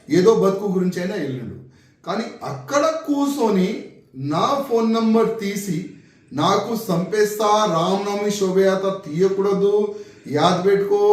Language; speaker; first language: Telugu; non-native, local second language; Hindi